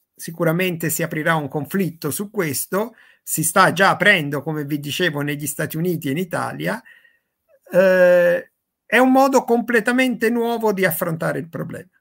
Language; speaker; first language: Italian; native; Italian